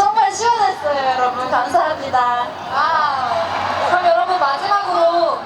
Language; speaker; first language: Korean; native; Korean